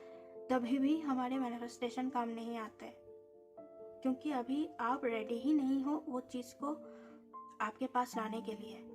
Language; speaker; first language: Hindi; native; Hindi